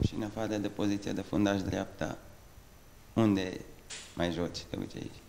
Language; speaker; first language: Romanian; native; Romanian